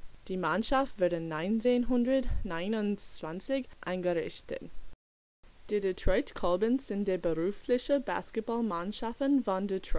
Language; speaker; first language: German; non-native, learner; English